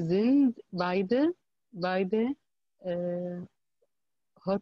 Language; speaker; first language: German; non-native, learner; Arabic